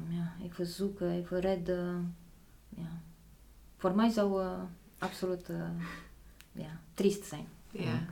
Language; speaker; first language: Dutch; non-native, fluent; Polish